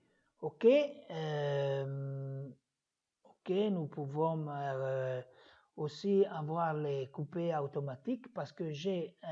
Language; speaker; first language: French; non-native, fluent; Italian